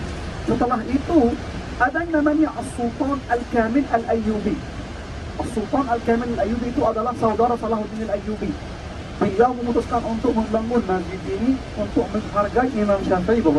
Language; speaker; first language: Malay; non-native, fluent; Arabic